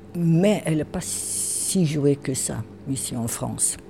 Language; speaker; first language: French; non-native, fluent; Portuguese